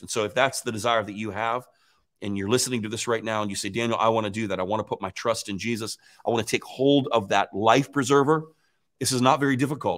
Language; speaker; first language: English; native; English